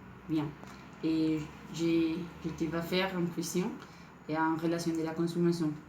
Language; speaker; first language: French; non-native, learner; Spanish